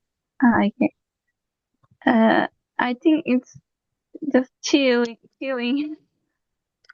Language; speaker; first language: English; non-native, learner; Turkish